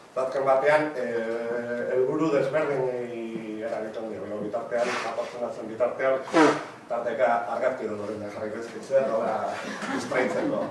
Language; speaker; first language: Basque; native; Basque